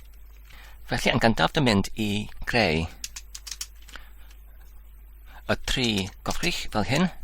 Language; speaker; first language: Welsh; non-native, learner; English